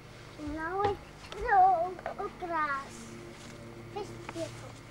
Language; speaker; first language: Icelandic; early bilingual, heritage; Icelandic